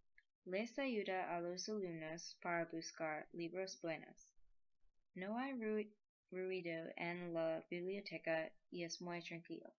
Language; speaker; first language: Spanish; non-native, learner; English